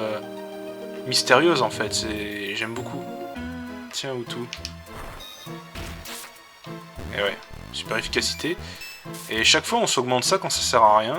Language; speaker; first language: French; native; French